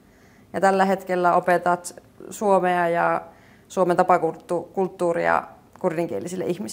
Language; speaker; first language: Finnish; native; Finnish